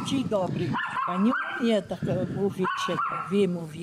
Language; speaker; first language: Polish; early bilingual, heritage; Polish